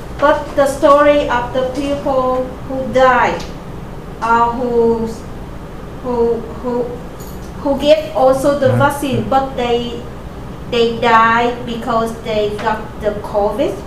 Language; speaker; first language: English; non-native, fluent; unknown